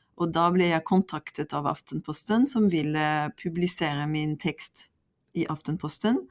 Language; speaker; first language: Norwegian; non-native, fluent; French